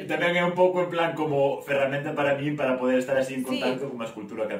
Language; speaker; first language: Catalan; non-native, learner; Galician